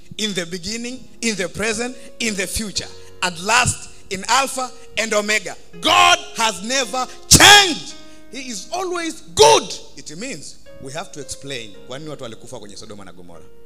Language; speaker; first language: English; non-native, local second language; Swahili